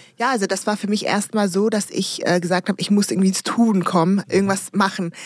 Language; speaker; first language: German; early bilingual, other home language; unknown